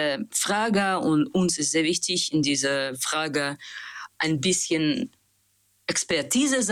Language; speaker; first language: German; non-native, learner; Russian